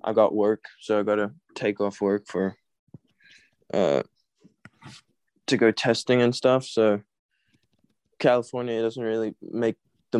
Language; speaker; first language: English; native; English